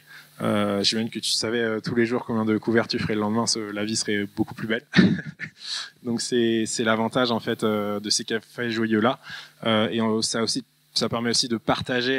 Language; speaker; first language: French; native; French